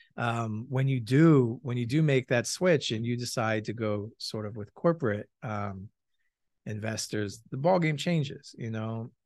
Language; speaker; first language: English; native; English